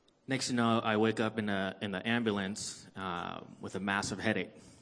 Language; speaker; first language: English; early bilingual, other home language; Persian